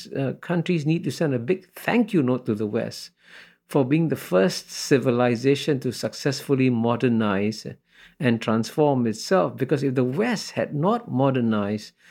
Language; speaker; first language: English; early bilingual, other home language; Hindi